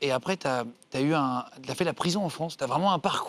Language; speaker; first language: French; native; French